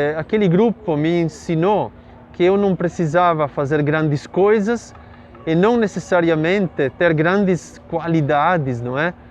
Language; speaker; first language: Portuguese; non-native, fluent; Italian